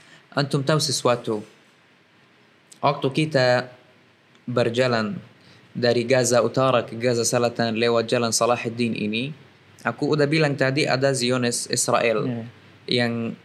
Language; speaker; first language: Indonesian; non-native, fluent; Arabic